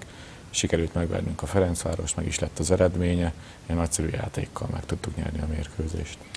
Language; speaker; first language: Hungarian; native; Hungarian